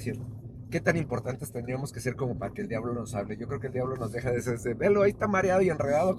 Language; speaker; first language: Spanish; native; Spanish